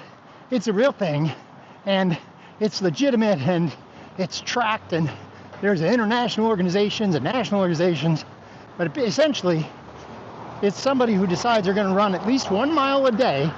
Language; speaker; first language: English; native; English